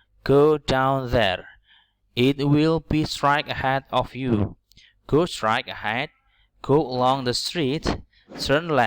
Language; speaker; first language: English; non-native, learner; Indonesian